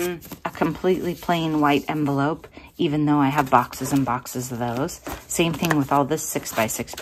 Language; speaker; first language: English; native; English